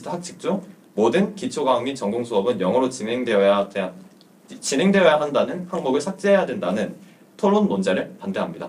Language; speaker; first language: Korean; native; Korean